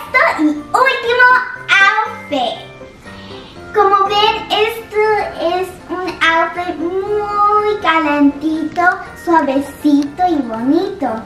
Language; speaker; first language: Spanish; early bilingual, other home language; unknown